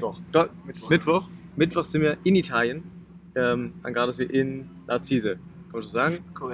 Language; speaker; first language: German; native; German